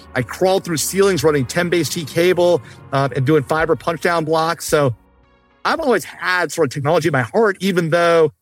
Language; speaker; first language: English; early bilingual, other home language; Hindi